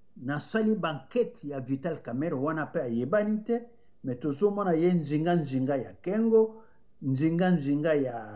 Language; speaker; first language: Lingala; non-native, local second language; Kituba (Democratic Republic of Congo)